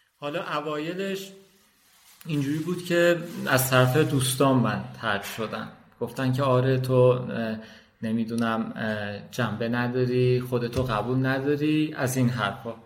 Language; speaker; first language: Persian; non-native, local second language; Azerbaijani